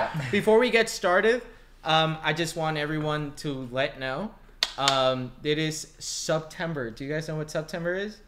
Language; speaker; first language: English; early bilingual, other home language; Spanish